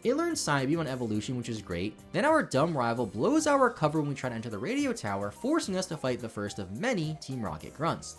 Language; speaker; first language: English; native; English